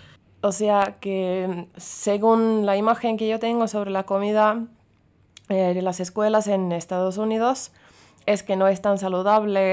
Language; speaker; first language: Spanish; non-native, fluent; Finnish